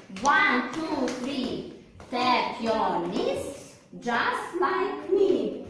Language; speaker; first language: English; non-native, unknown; Ukrainian